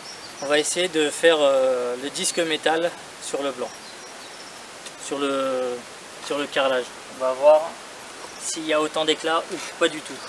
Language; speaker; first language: French; native; French